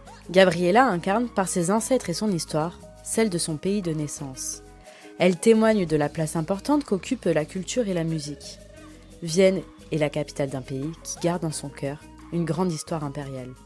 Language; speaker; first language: French; native; French